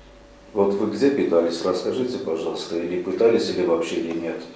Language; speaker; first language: Russian; native; Russian